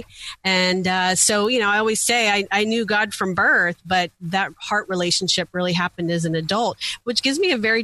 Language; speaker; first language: English; native; English